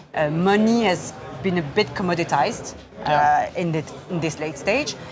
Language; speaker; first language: English; non-native, fluent; Korean